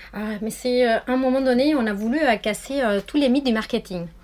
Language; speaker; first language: French; non-native, fluent; Spanish